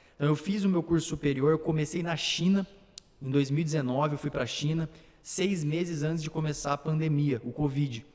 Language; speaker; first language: Portuguese; early bilingual, other home language; Slovak